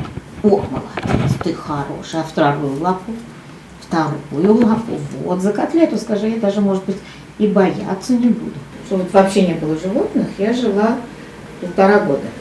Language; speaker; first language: Russian; native; Russian